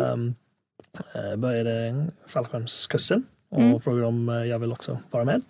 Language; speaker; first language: Swedish; non-native, fluent; English